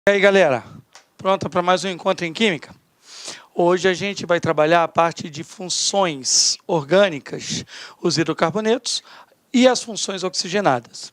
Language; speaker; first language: Portuguese; native; Portuguese